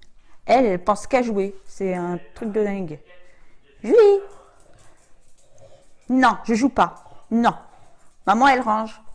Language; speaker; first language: French; native; French